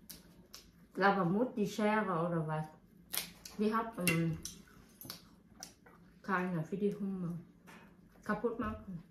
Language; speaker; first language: German; non-native, learner; Vietnamese